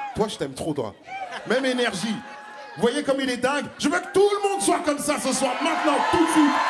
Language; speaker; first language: French; native; French